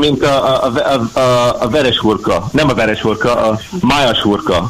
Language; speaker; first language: Hungarian; non-native, learner; English